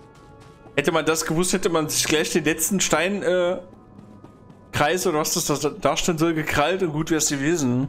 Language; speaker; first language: German; native; German